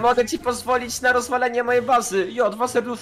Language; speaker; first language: Polish; native; Polish